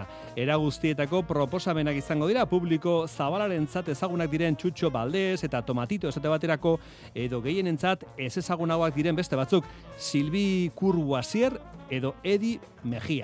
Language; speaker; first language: Basque; native; Basque